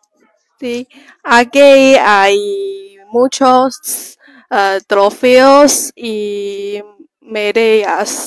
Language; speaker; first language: Spanish; non-native, learner; Chinese